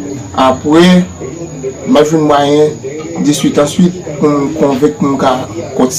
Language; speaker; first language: French; non-native, learner; Haitian Creole